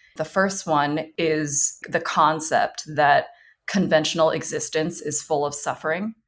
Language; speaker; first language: English; early bilingual, other home language; Chinese